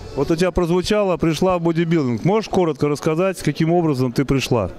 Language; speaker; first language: Russian; native; Russian